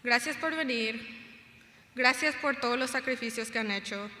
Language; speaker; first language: Spanish; early bilingual, other home language; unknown